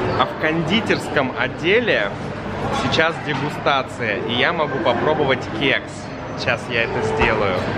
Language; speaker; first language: Russian; native; Russian